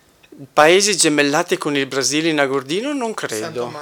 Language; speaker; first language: Italian; native; Italian